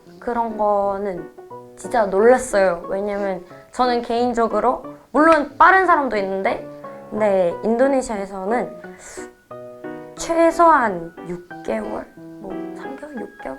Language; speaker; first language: Korean; non-native, fluent; Indonesian